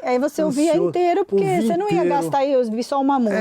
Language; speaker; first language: Portuguese; native; Portuguese